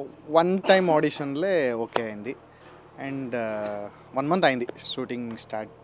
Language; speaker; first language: Telugu; non-native, learner; Kannada